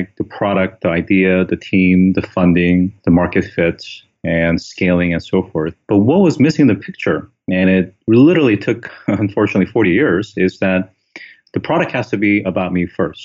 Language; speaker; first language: English; early bilingual, other home language; Korean